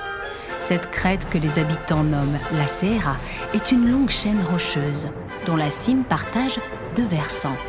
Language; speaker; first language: French; native; French